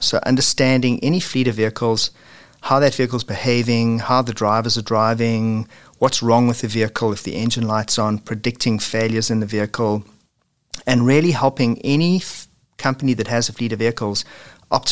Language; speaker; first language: English; native; English